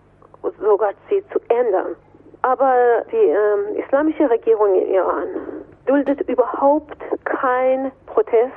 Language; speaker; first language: German; non-native, fluent; Persian